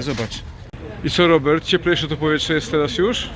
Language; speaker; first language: Polish; native; Polish